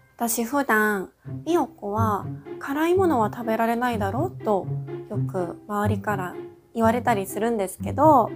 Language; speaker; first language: Japanese; non-native, fluent; Korean